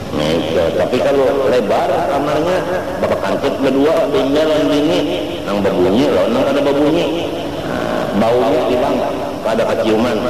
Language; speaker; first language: Malay; non-native, local second language; Banjar